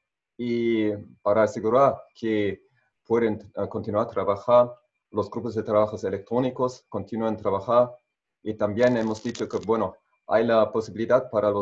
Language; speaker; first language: Spanish; non-native, fluent; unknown